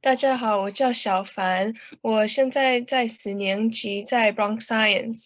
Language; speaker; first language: Chinese; early bilingual, heritage; Chinese